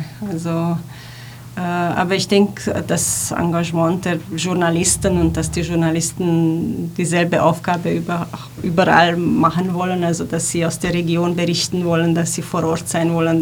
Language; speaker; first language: German; non-native, fluent; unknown